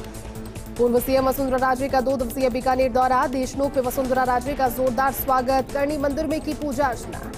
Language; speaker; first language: Hindi; native; Hindi